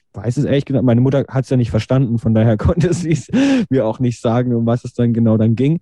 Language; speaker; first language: German; native; German